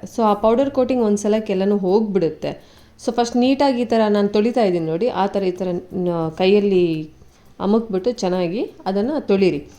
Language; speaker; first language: Kannada; non-native, local second language; Tulu